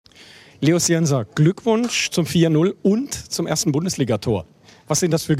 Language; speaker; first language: German; native; German